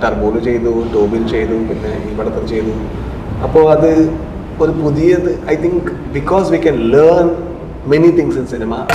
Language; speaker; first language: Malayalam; non-native, fluent; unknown